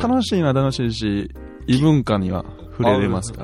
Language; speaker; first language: Japanese; native; Japanese